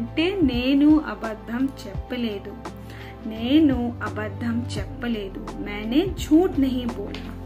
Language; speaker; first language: Telugu; non-native, fluent; Hindi